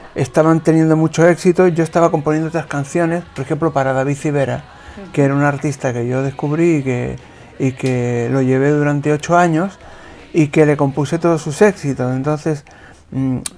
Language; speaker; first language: Spanish; native; Spanish